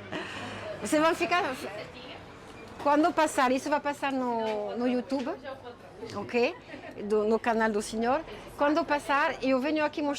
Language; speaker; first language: Portuguese; non-native, fluent; French